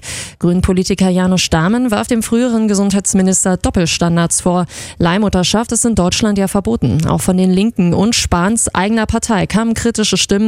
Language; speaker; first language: German; native; German